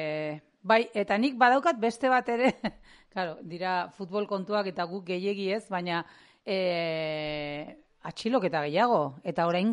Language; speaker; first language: Basque; native; Basque